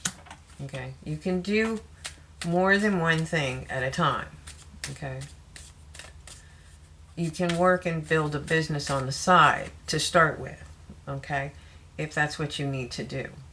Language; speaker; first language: English; native; English